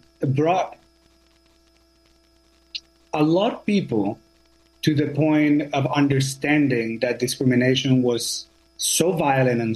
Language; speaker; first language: English; non-native, fluent; Spanish